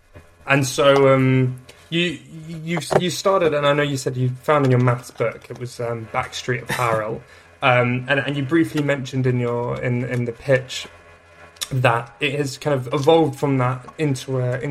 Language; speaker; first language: English; native; English